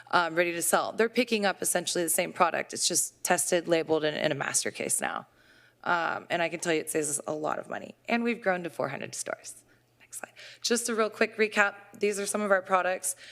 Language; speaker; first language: English; native; English